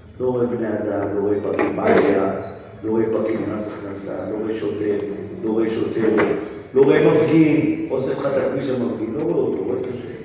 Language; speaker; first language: Hebrew; native; Hebrew